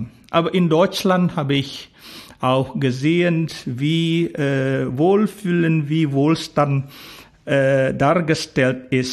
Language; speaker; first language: German; non-native, fluent; Indonesian